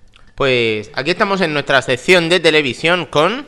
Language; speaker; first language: Spanish; native; Spanish